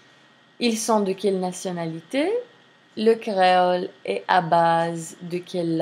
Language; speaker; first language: French; non-native, fluent; English